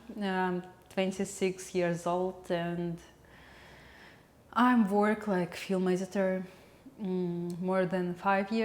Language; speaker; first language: English; non-native, learner; Russian